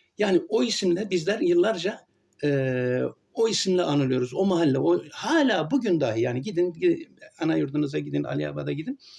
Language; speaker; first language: Turkish; native; Turkish